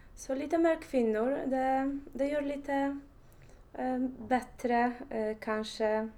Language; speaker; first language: Swedish; non-native, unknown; Polish